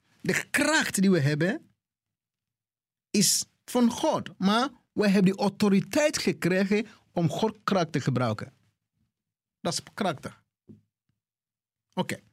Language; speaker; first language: Dutch; non-native, fluent; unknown